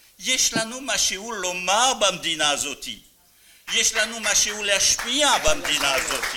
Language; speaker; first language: Hebrew; non-native, fluent; French